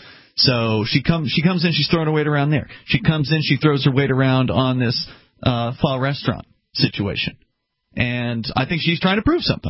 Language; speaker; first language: English; native; English